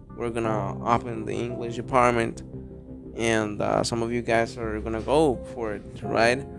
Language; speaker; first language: English; non-native, fluent; Spanish